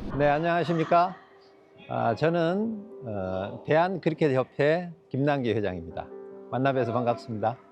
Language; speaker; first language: Korean; native; Korean